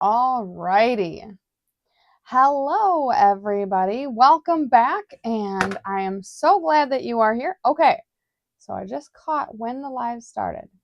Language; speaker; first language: English; native; English